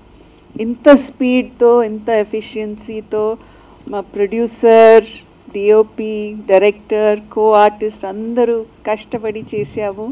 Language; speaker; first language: Telugu; non-native, local second language; English